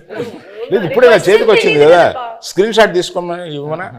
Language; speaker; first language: Telugu; native; Telugu